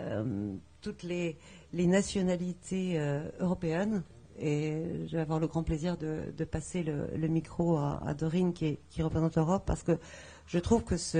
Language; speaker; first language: French; native; French